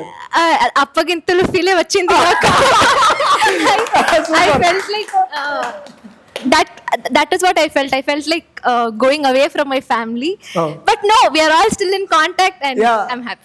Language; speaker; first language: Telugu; non-native, learner; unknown